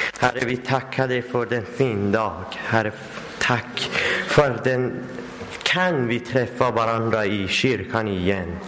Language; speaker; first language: Swedish; non-native, learner; Persian